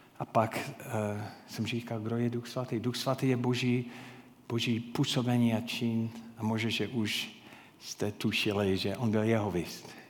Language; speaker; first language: Czech; non-native, fluent; English